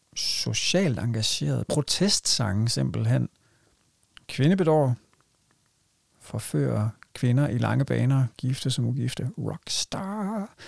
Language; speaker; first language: Danish; native; Danish